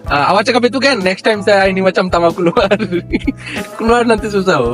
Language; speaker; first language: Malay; non-native, learner; Bangla